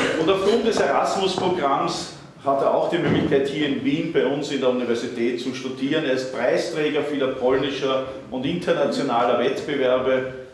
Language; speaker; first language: German; native; German